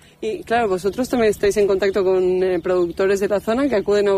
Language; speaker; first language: Spanish; native; Spanish